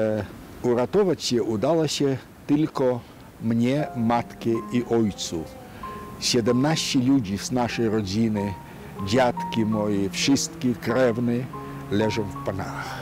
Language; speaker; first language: Polish; non-native, local second language; Yiddish